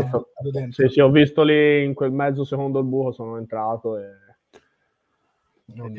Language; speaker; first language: Italian; native; Italian